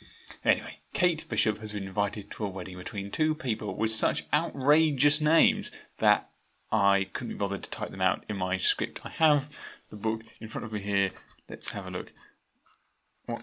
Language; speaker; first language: English; native; English